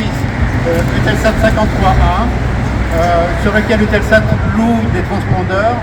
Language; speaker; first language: French; native; French